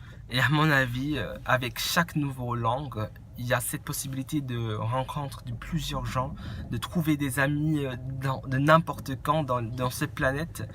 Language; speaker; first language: French; non-native, fluent; English